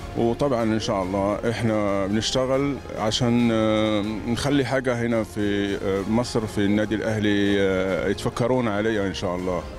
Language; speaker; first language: Arabic; native; Arabic